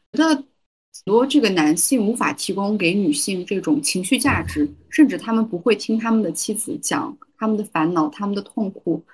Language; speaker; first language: Chinese; non-native, local second language; Kazakh